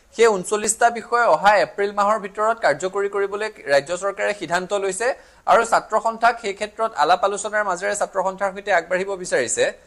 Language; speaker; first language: Assamese; native; Assamese